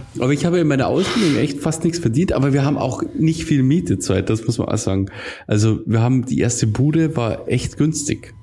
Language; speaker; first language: German; native; German